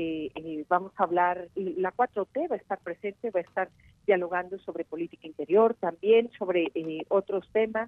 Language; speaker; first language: Spanish; native; Spanish